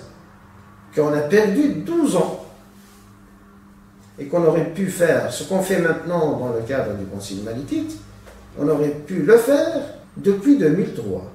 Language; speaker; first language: French; non-native, local second language; Arabic